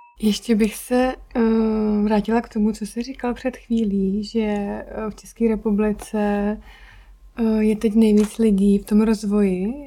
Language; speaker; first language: Czech; native; Czech